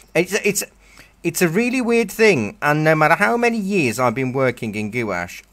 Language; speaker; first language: English; native; English